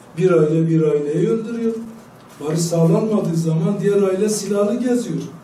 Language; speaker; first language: Turkish; non-native, local second language; Kurdish